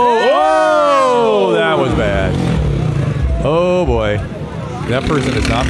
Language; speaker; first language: English; native; English